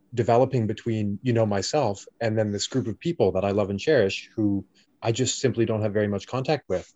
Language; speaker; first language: English; native; English